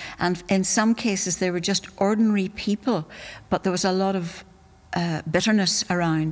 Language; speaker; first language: English; native; English